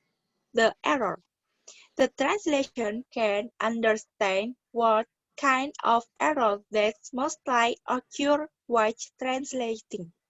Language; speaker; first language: English; non-native, learner; Indonesian